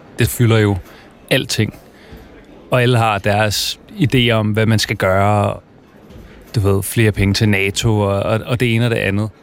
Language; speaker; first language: Danish; native; Danish